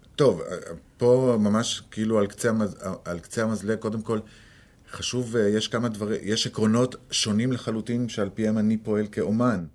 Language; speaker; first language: Hebrew; native; Hebrew